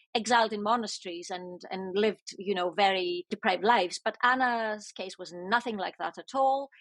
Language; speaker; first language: English; non-native, fluent; Greek